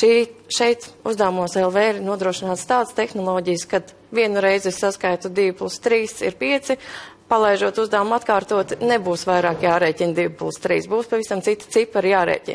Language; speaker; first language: Latvian; native; Latvian